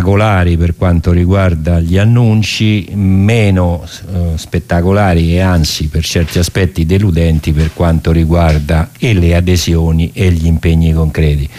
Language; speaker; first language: Italian; native; Italian